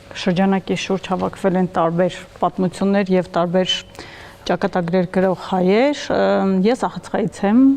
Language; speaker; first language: Armenian; native; Armenian